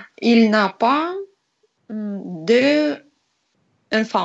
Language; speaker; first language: French; non-native, learner; Russian